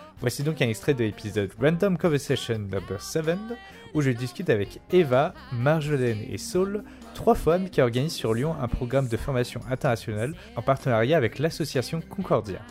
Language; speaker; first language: French; native; French